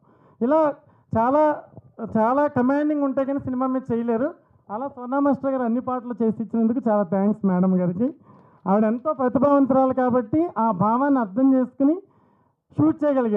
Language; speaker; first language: Telugu; native; Telugu